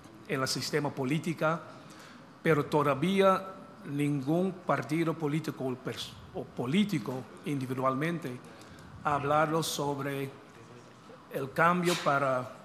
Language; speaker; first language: Spanish; non-native, fluent; English